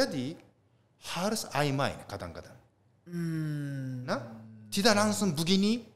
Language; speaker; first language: Indonesian; non-native, learner; Japanese